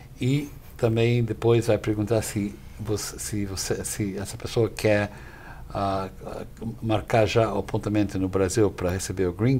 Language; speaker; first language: Portuguese; non-native, fluent; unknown